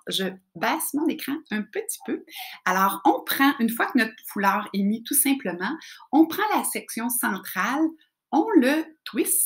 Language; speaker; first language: French; native; French